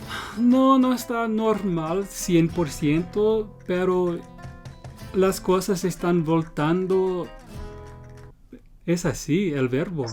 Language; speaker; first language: Spanish; non-native, learner; English